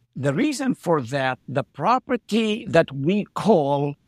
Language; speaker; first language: English; non-native, fluent; Arabic